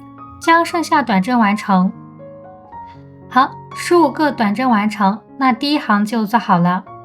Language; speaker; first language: Chinese; native; Chinese